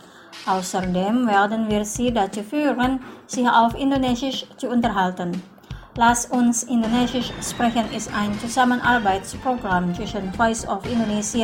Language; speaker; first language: German; non-native, fluent; Indonesian